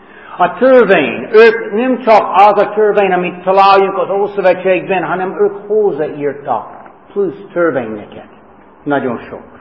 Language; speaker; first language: Hungarian; non-native, fluent; English